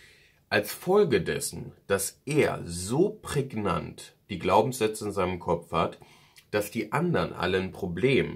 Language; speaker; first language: German; native; German